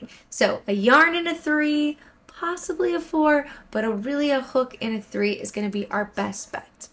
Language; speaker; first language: English; native; English